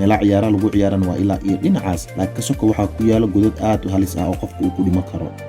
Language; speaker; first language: Somali; native; Somali